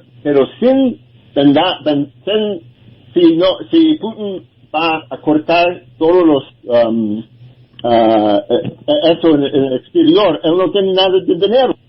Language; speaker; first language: Spanish; non-native, learner; English